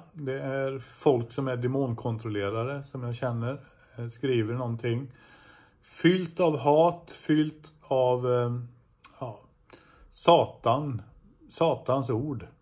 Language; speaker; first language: Swedish; native; Swedish